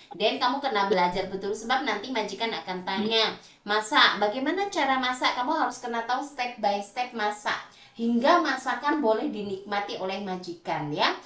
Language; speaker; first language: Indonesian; native; Indonesian